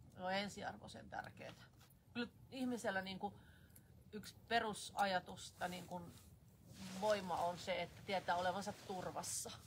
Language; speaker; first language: Finnish; native; Finnish